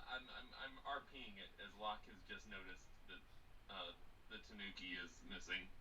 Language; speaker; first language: English; native; English